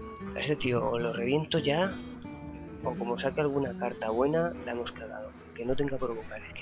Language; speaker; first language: Spanish; native; Spanish